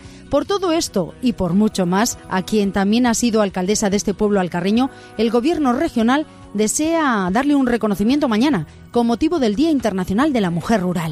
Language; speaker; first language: Spanish; native; Spanish